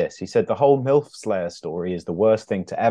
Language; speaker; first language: English; native; English